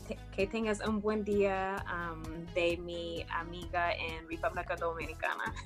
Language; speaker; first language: Spanish; non-native, learner; English